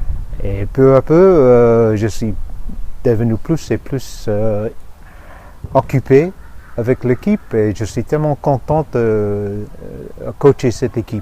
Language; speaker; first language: French; non-native, fluent; English